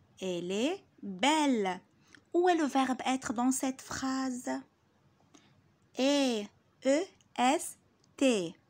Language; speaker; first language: French; non-native, local second language; Arabic